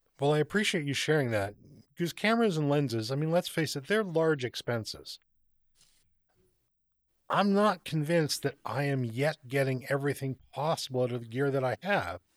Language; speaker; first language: English; native; English